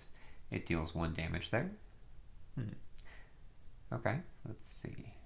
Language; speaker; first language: English; native; English